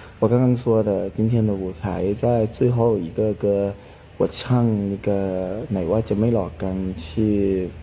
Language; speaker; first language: Chinese; non-native, learner; Thai